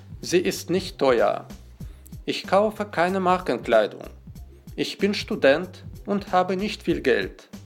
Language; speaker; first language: German; non-native, fluent; Russian